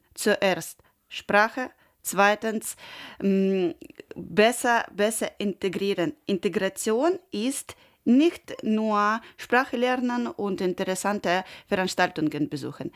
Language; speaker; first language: German; non-native, learner; Ukrainian